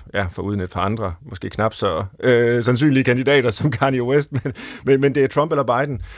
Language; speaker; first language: Danish; native; Danish